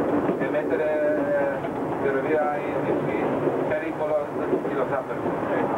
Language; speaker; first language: Italian; non-native, learner; Slovenian